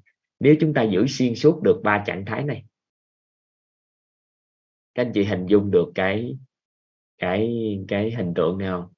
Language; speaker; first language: Vietnamese; native; Vietnamese